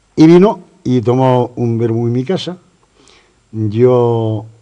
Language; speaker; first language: Spanish; native; Spanish